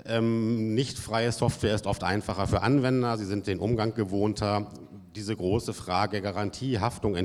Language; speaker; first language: German; native; German